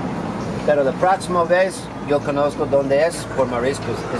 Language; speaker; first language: Spanish; non-native, learner; English